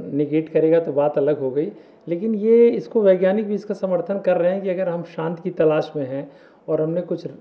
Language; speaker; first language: Hindi; native; Hindi